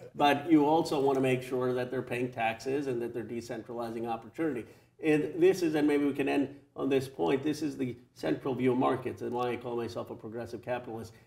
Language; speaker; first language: English; native; English